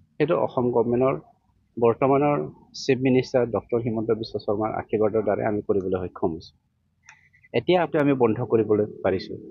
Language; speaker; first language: Assamese; non-native, local second language; Bodo